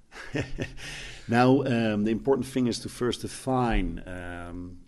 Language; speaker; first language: English; non-native, fluent; Dutch